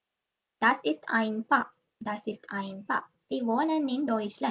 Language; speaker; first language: German; non-native, learner; Sinhala